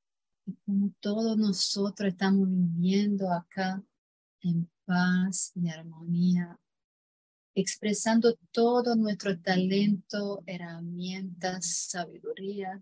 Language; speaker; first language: Spanish; non-native, fluent; Croatian